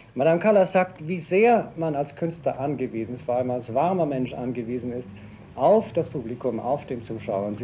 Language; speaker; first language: German; native; German